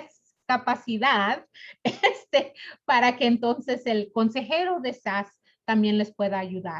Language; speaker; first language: Spanish; early bilingual, other home language; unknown